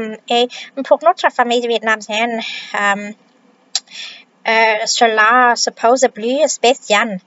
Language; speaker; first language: French; non-native, fluent; Vietnamese